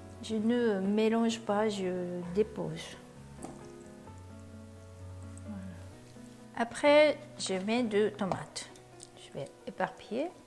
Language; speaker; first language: French; non-native, learner; Japanese